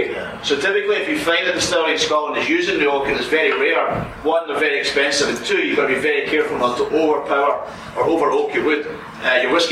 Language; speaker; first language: English; native; English